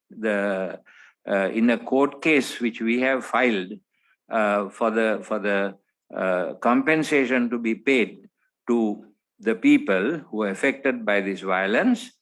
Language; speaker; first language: English; non-native, local second language; Sinhala